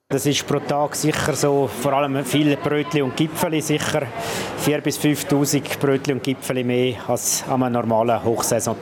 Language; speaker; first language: German; native; German